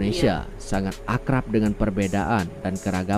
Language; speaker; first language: Indonesian; native; Indonesian